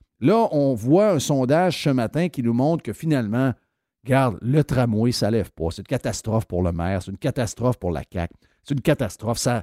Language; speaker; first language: French; native; French